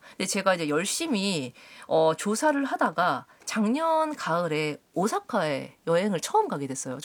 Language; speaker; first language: Korean; native; Korean